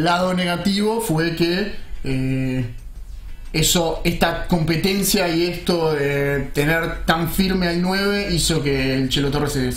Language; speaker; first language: Spanish; native; Spanish